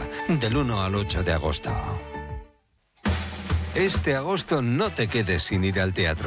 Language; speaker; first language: Spanish; native; Spanish